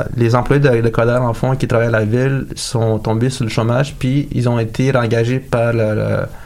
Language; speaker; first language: French; native; French